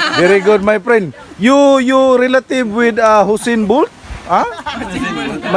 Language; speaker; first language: English; non-native, learner; Cebuano